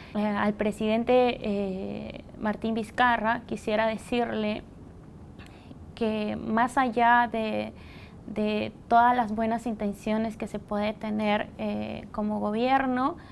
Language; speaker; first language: Spanish; native; Spanish